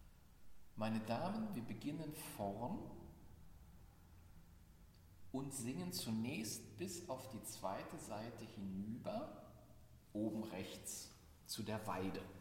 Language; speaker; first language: German; native; German